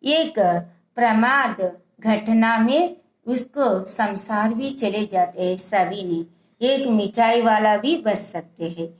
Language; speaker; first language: Hindi; non-native, local second language; Telugu